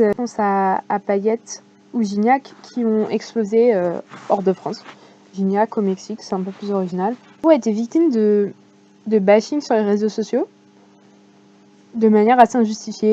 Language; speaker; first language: French; native; French